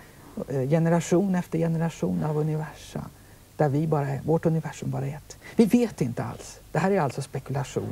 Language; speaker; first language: Swedish; native; Swedish